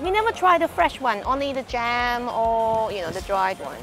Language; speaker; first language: English; non-native, fluent; Thai